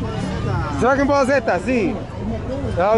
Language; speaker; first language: Spanish; non-native, learner; English